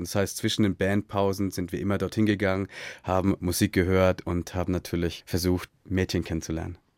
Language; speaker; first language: German; early bilingual, other home language; Tamil